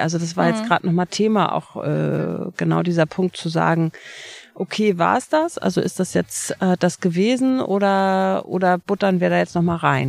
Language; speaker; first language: German; native; German